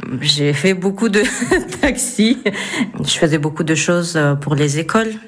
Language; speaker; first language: French; non-native, fluent; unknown